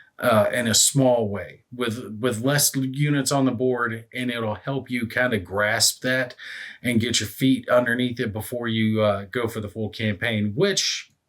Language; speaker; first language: English; native; English